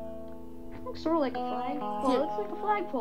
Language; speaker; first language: English; native; English